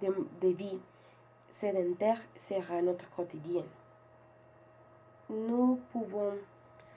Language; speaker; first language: French; non-native, learner; Spanish